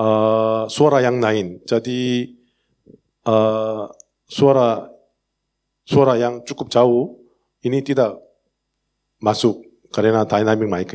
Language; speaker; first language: Indonesian; non-native, learner; Korean